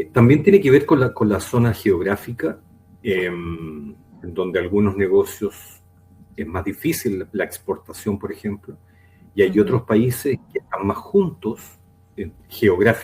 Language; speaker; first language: Spanish; native; Spanish